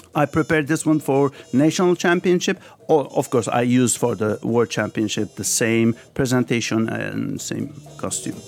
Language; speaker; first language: English; early bilingual, other home language; Turkish